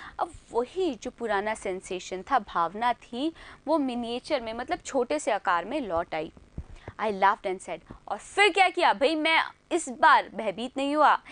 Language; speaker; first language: Hindi; native; Hindi